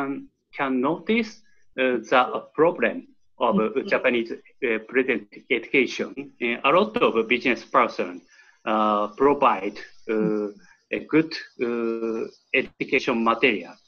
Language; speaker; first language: English; non-native, learner; Japanese